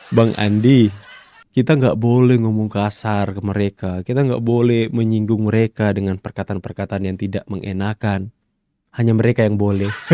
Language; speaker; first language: Indonesian; native; Indonesian